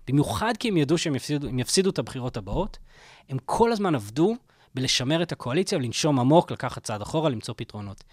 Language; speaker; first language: Hebrew; non-native, fluent; English